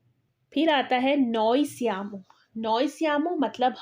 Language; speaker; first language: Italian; non-native, learner; Urdu